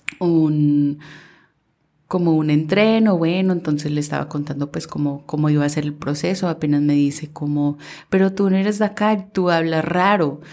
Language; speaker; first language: Spanish; early bilingual, heritage; Spanish